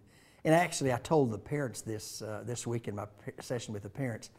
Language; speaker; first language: English; native; English